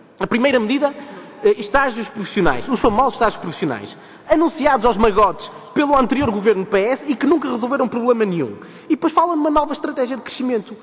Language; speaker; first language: Portuguese; early bilingual, heritage; Portuguese